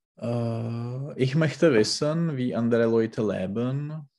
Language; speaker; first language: German; non-native, learner; Czech